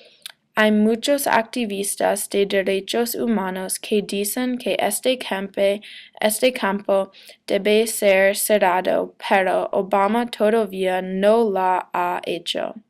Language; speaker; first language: Spanish; non-native, learner; English